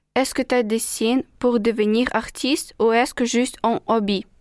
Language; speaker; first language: French; non-native, fluent; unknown